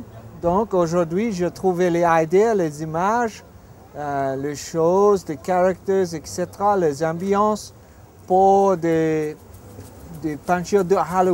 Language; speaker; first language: French; non-native, learner; English